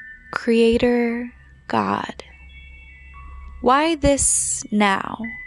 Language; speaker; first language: English; early bilingual, other home language; Spanish